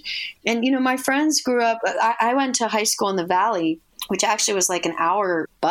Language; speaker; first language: English; native; English